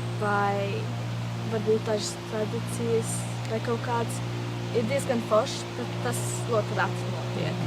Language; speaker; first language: Latvian; early bilingual, heritage; Latvian